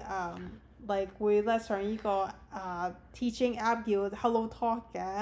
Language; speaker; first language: Cantonese; early bilingual, heritage; Cantonese